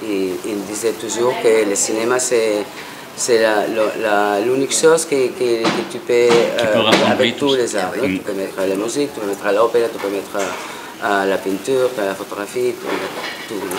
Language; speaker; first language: French; non-native, fluent; Spanish